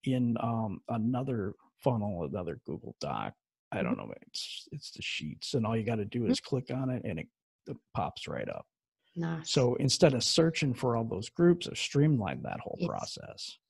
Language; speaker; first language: English; native; English